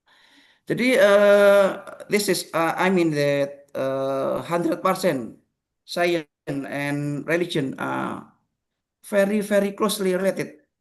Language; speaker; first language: English; non-native, learner; Indonesian